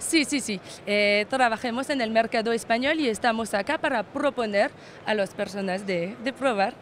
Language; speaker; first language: Spanish; non-native, fluent; French